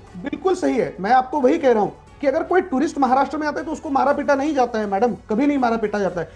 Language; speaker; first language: Hindi; non-native, local second language; Marathi